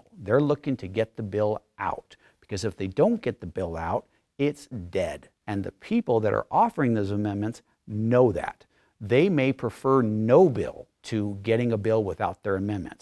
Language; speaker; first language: English; native; English